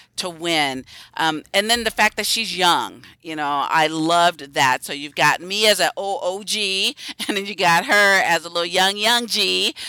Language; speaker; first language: English; native; English